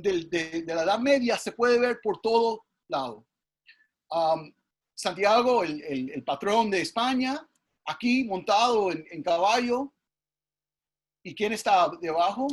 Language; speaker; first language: Spanish; early bilingual, heritage; English